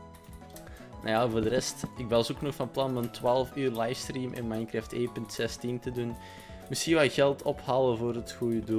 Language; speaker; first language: Dutch; native; Dutch